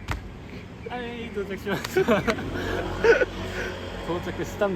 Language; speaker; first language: Japanese; native; Japanese